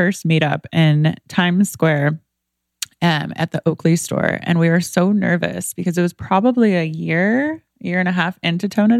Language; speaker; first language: English; native; English